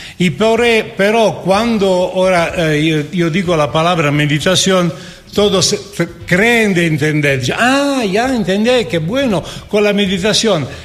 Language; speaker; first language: Spanish; non-native, fluent; Italian